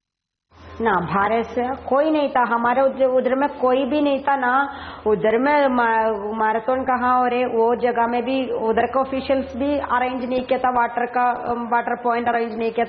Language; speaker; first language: Hindi; non-native, local second language; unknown